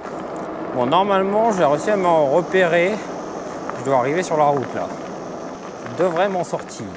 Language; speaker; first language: French; native; French